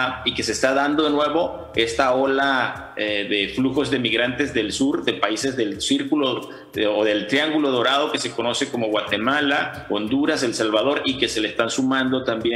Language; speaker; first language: Spanish; native; Spanish